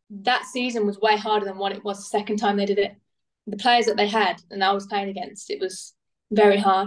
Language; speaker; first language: English; native; English